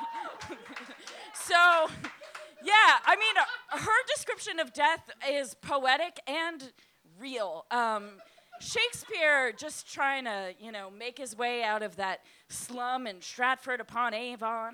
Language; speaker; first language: English; native; English